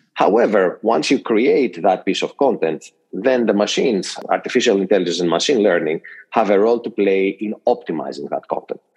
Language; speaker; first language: English; non-native, fluent; Greek